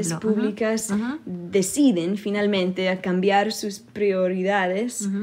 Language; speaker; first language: Spanish; early bilingual, heritage; Spanish